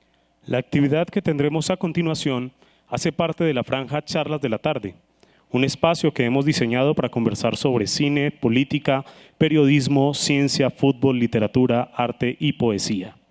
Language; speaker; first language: Spanish; native; Spanish